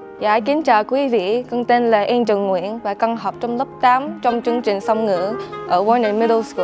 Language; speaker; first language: Vietnamese; early bilingual, heritage; Vietnamese